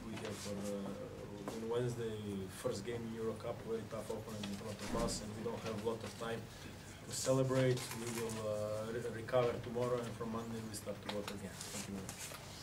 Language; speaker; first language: English; non-native, fluent; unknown